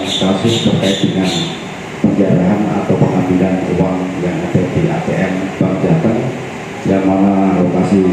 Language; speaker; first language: Indonesian; native; Indonesian